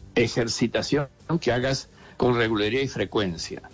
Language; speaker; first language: Spanish; native; Spanish